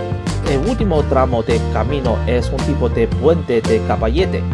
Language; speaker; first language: Spanish; non-native, learner; Chinese